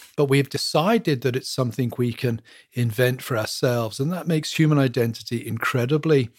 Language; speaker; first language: English; native; English